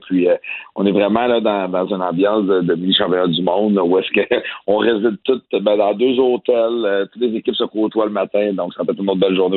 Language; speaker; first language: French; native; French